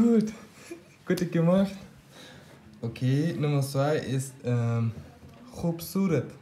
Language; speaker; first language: German; non-native, learner; Pashto